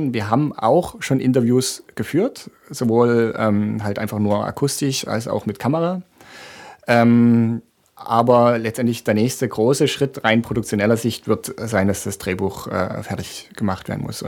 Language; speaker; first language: German; native; German